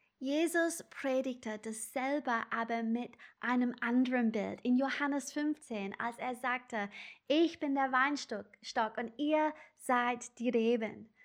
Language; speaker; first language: German; non-native, fluent; English